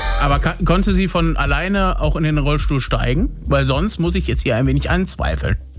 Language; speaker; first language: German; native; German